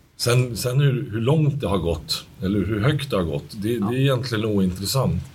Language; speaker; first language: Swedish; native; Swedish